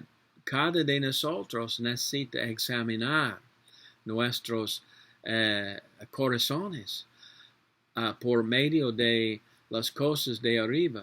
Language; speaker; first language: Spanish; non-native, learner; English